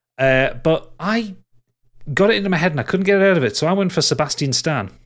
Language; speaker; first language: English; native; English